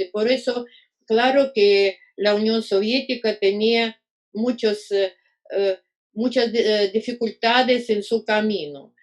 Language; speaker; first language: Spanish; non-native, fluent; Russian